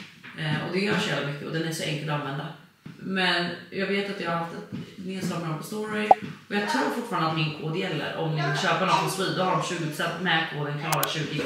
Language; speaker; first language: Swedish; native; Swedish